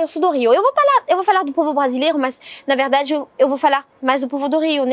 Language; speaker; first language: Portuguese; non-native, learner; French